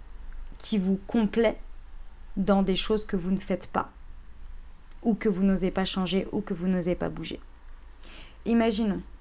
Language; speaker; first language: French; native; French